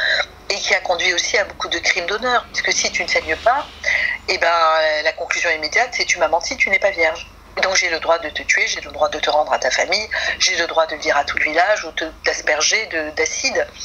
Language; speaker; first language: French; native; French